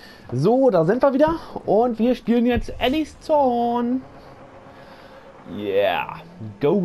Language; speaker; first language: German; native; German